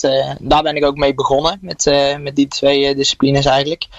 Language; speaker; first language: Dutch; native; Dutch